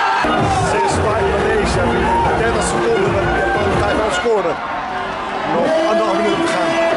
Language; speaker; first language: Dutch; non-native, fluent; Spanish